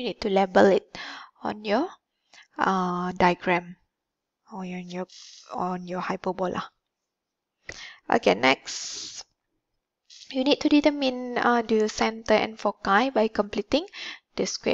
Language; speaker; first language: English; non-native, local second language; Malay